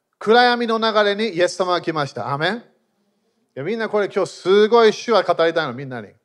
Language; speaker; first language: Japanese; non-native, fluent; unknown